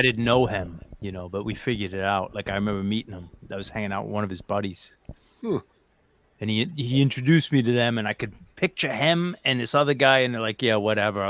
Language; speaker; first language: English; native; English